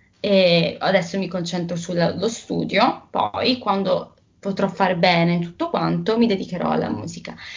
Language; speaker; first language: Italian; native; Italian